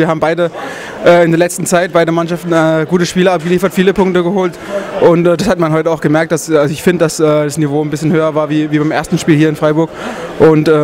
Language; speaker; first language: German; native; German